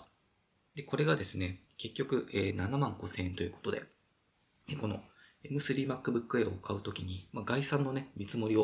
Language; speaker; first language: Japanese; native; Japanese